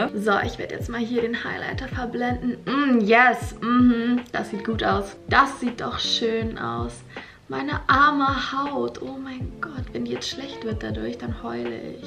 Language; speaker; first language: German; native; German